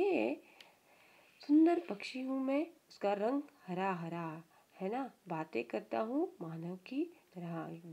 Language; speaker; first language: Hindi; non-native, local second language; Kannada